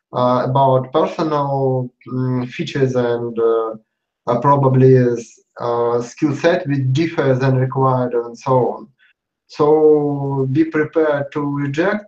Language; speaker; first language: English; non-native, learner; Russian